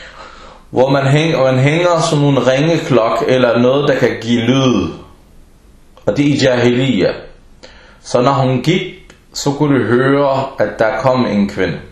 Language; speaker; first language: Danish; early bilingual, other home language; Arabic